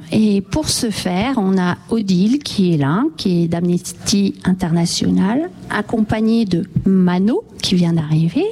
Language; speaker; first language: French; native; French